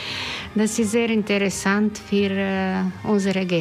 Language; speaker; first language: German; non-native, learner; Croatian